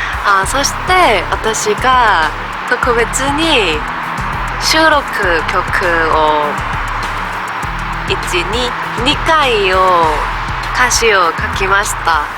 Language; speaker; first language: Japanese; non-native, learner; Korean